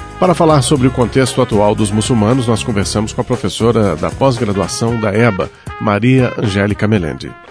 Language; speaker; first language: Portuguese; native; Portuguese